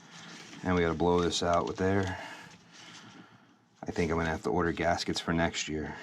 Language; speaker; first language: English; native; English